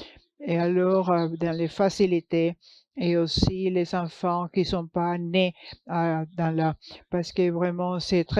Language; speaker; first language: French; non-native, learner; English